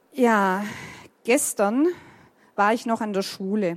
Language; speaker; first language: German; native; German